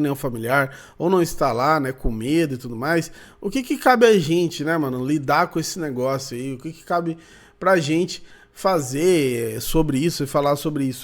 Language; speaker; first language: Portuguese; native; Portuguese